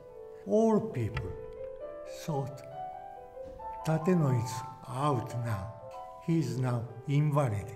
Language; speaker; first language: English; non-native, learner; Japanese